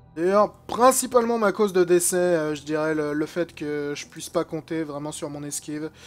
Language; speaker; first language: French; native; French